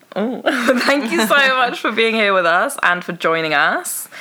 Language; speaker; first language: English; early bilingual, other home language; Persian